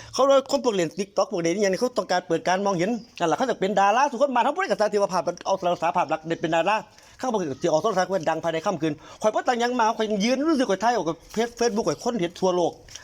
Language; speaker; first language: Thai; native; Thai